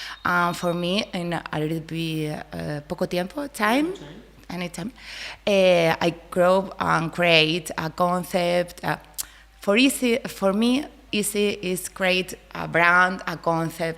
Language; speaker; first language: English; non-native, learner; Spanish